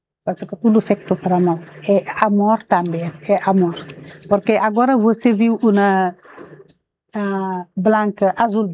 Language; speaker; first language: Portuguese; non-native, learner; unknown